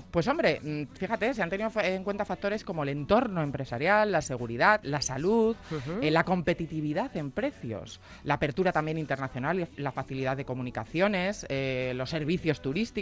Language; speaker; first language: Spanish; native; Spanish